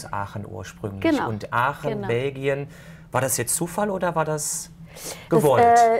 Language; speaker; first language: German; native; German